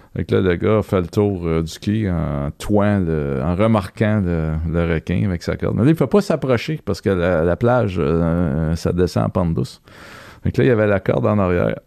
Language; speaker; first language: French; native; French